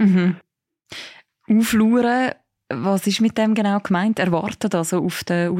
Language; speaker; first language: German; native; German